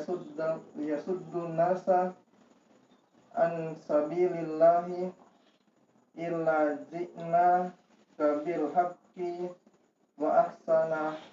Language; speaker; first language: Arabic; non-native, learner; Indonesian